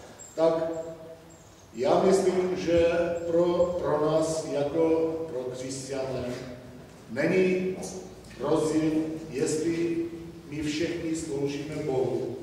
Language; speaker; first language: Czech; non-native, fluent; Armenian